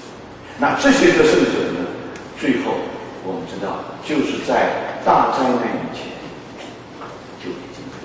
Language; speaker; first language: Chinese; native; Chinese